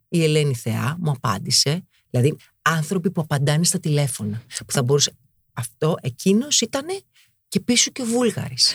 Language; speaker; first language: Greek; native; Greek